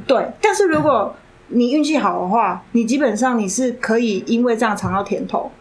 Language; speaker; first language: Chinese; native; Chinese